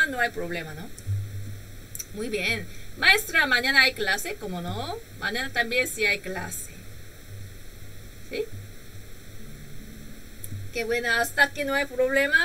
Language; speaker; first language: Spanish; non-native, learner; Korean